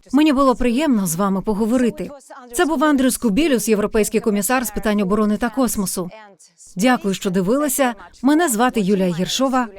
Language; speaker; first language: Ukrainian; native; Ukrainian